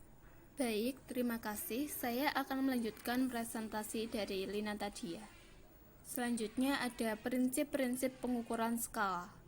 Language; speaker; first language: Indonesian; native; Indonesian